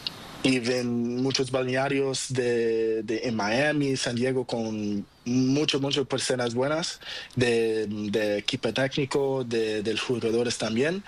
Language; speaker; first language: Spanish; non-native, learner; Portuguese